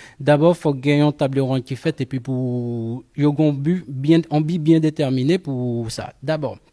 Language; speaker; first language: Haitian Creole; non-native, fluent; Spanish